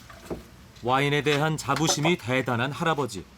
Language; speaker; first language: Korean; native; Korean